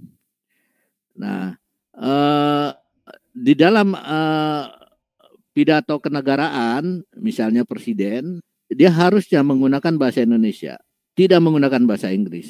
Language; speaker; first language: Indonesian; native; Indonesian